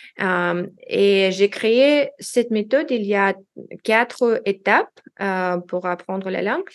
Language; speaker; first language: French; non-native, learner; Russian